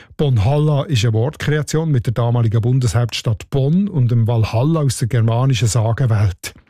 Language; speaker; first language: German; native; German